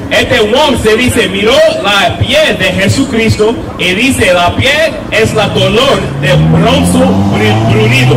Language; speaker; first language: Spanish; non-native, learner; English